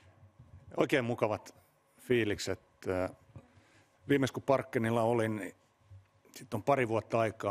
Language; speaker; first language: Finnish; native; Finnish